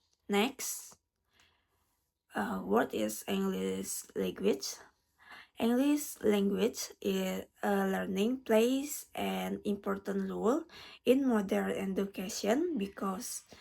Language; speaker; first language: English; non-native, learner; Indonesian